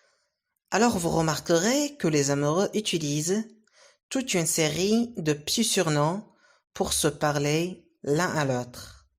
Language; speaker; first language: French; non-native, local second language; Arabic